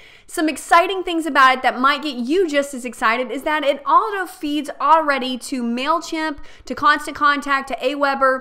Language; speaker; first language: English; native; English